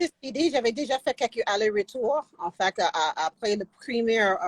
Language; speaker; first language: French; non-native, fluent; English